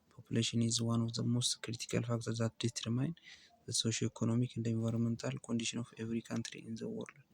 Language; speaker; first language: English; non-native, local second language; Amharic